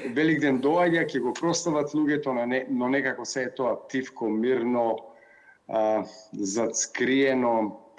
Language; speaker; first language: Macedonian; native; Macedonian